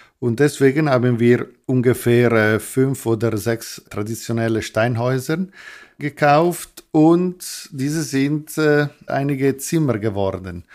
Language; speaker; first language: German; non-native, local second language; Italian